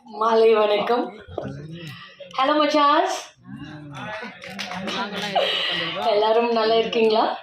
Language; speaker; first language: Tamil; non-native, learner; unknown